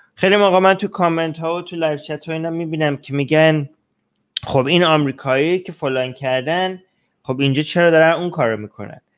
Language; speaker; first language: Persian; native; Persian